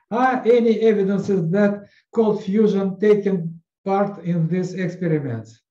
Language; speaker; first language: English; non-native, learner; Russian